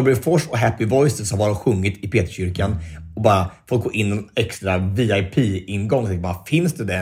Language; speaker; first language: Swedish; native; Swedish